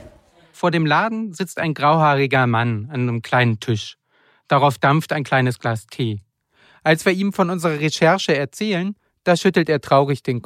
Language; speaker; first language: German; native; German